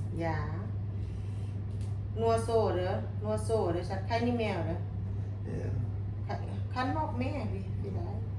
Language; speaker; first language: German; non-native, learner; Thai